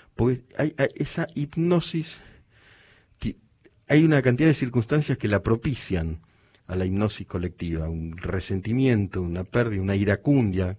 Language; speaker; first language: Spanish; native; Spanish